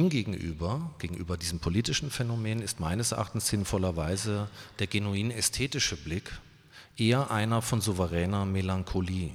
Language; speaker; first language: German; native; German